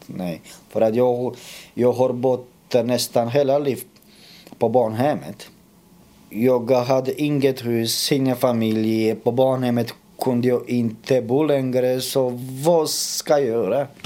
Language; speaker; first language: Swedish; non-native, fluent; Romanian